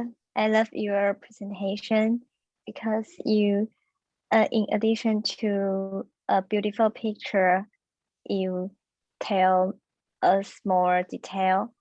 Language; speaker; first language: English; non-native, learner; Chinese